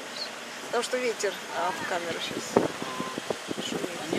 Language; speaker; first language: Russian; native; Russian